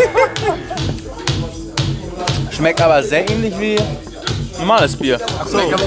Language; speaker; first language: German; native; German